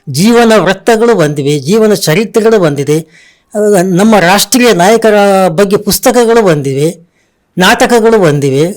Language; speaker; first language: Kannada; non-native, local second language; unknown